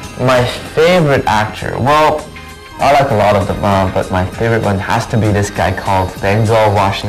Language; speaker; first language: English; non-native, fluent; Chinese